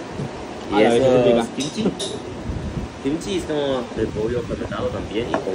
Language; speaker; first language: Spanish; non-native, learner; Chinese